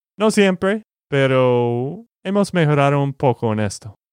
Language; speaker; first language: Spanish; non-native, fluent; English